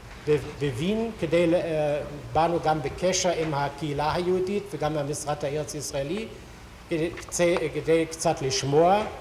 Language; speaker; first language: Hebrew; non-native, fluent; German